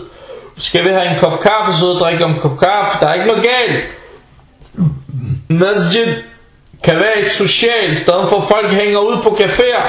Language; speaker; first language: Danish; early bilingual, other home language; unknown